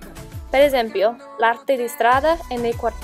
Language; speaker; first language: Italian; non-native, learner; English